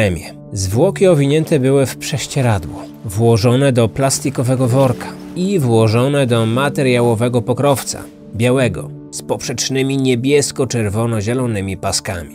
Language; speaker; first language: Polish; native; Polish